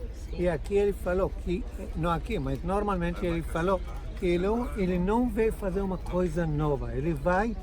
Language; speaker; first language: Portuguese; non-native, learner; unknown